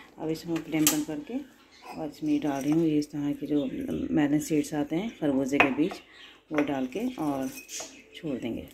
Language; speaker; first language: Hindi; native; Hindi